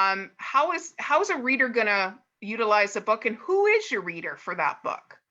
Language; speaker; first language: English; native; English